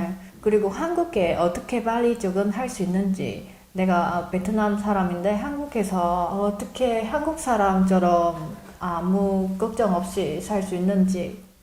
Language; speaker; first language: Korean; non-native, learner; Vietnamese